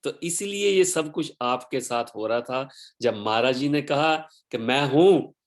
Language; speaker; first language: Hindi; non-native, local second language; Punjabi